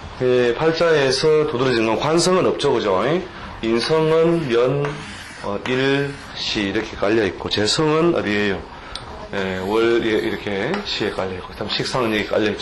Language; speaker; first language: Korean; native; Korean